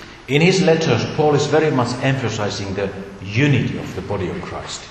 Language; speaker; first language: English; non-native, fluent; Finnish